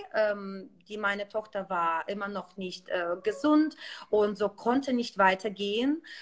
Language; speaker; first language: German; non-native, fluent; Russian